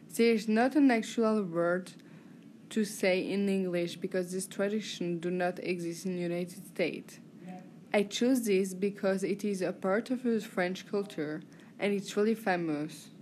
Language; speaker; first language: English; non-native, learner; French